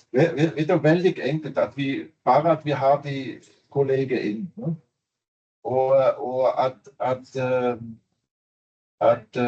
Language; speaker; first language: Norwegian; non-native, fluent; German